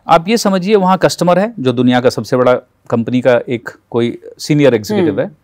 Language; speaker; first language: Hindi; native; Hindi